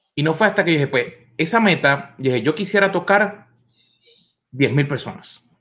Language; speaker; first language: Spanish; native; Spanish